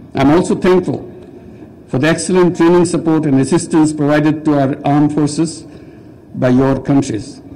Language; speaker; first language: English; non-native, local second language; Bangla